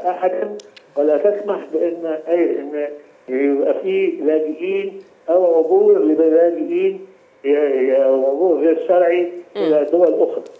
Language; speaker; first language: Arabic; native; Arabic